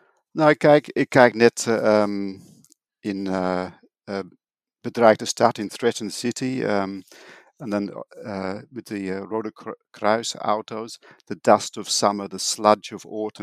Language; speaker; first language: Dutch; non-native, fluent; English